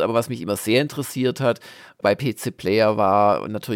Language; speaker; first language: German; native; German